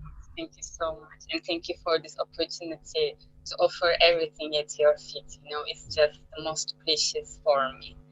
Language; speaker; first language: English; non-native, learner; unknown